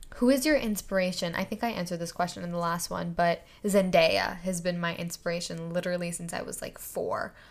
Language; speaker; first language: English; native; English